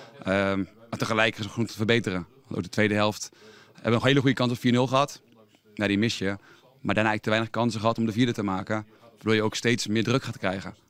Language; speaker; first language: Dutch; native; Dutch